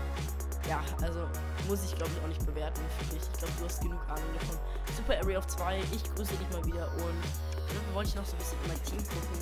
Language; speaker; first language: German; native; German